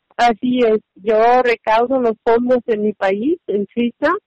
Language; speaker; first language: Spanish; non-native, fluent; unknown